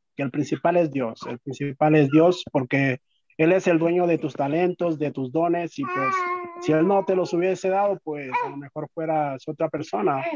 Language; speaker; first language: Spanish; native; Spanish